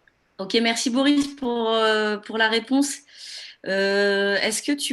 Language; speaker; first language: French; native; French